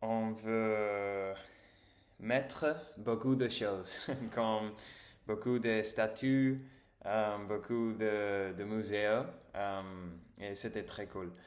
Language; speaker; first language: French; non-native, learner; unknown